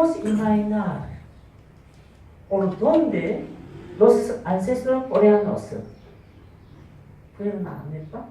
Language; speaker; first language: Spanish; non-native, fluent; Korean